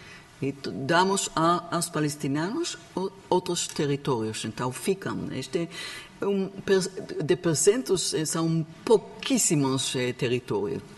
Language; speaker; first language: Portuguese; non-native, learner; Hebrew